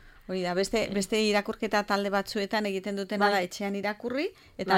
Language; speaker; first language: Basque; native; Basque